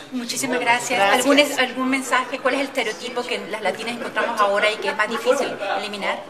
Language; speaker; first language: Spanish; native; Spanish